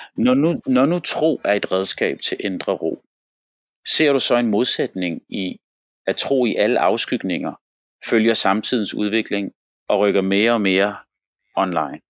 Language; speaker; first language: Danish; early bilingual, other home language; Arabic